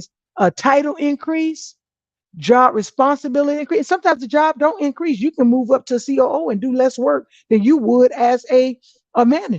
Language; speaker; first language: English; native; English